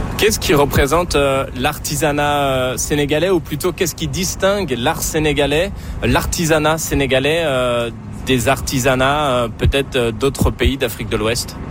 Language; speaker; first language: French; native; French